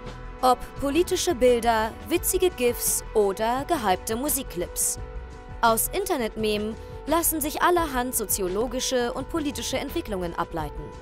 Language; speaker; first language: German; native; German